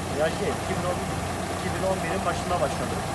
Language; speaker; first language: Turkish; native; Turkish